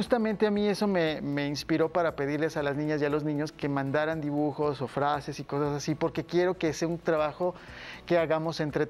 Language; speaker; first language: Spanish; native; Spanish